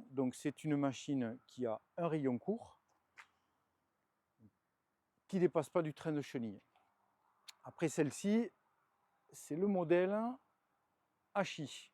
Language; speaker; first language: French; native; French